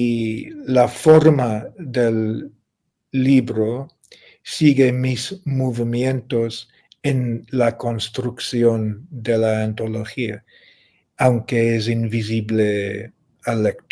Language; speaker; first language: Spanish; non-native, fluent; English